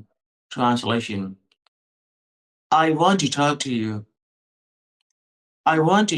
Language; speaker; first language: English; non-native, local second language; Hindi